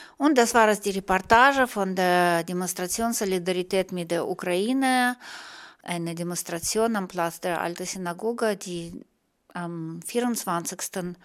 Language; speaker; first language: German; non-native, fluent; Russian